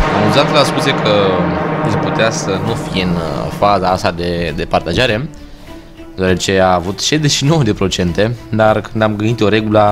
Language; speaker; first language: Romanian; native; Romanian